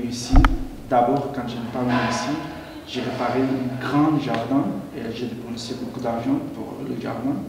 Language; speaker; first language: French; non-native, learner; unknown